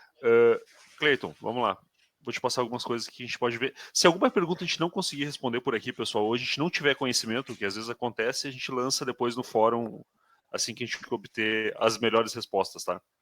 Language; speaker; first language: Portuguese; native; Portuguese